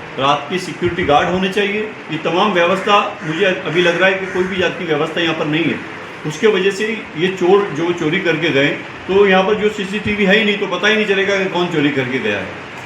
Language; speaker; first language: Hindi; non-native, local second language; Gujarati